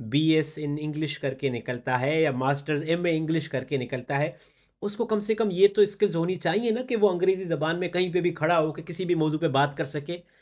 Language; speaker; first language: Urdu; non-native, local second language; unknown